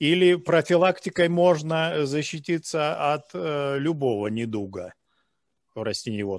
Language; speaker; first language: Russian; native; Russian